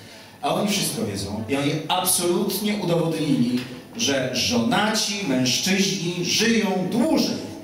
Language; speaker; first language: Polish; native; Polish